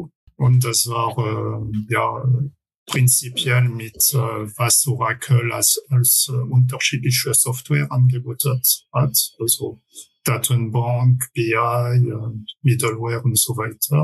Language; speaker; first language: German; non-native, fluent; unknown